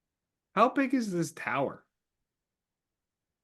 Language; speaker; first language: English; native; English